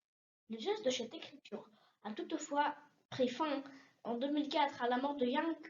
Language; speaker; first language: French; early bilingual, heritage; French